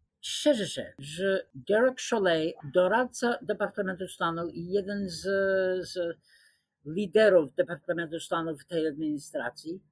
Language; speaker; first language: Polish; non-native, fluent; English